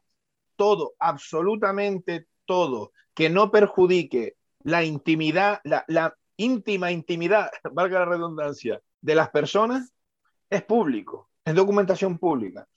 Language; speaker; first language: Spanish; native; Spanish